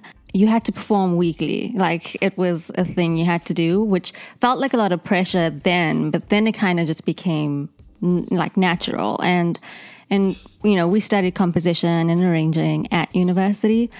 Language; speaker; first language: English; native; English